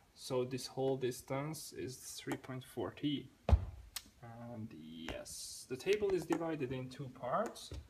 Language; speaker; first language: English; non-native, fluent; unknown